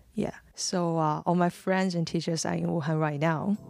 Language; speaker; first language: English; non-native, fluent; Chinese